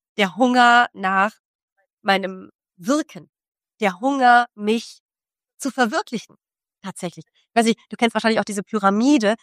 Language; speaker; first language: German; early bilingual, other home language; Polish